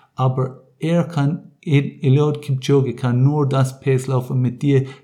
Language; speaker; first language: German; non-native, fluent; English